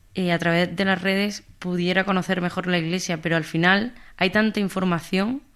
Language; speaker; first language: Spanish; native; Spanish